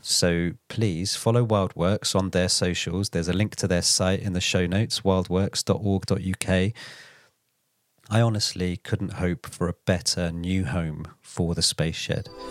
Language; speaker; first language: English; native; English